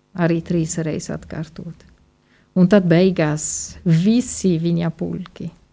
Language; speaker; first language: Latvian; non-native, fluent; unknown